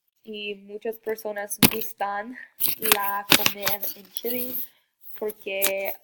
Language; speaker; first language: Spanish; non-native, learner; English